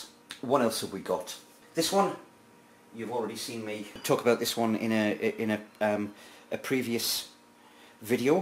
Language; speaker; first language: English; native; English